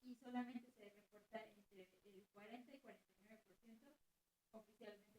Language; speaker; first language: Spanish; native; Spanish